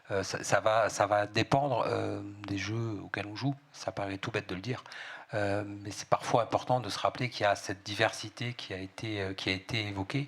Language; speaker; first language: French; native; French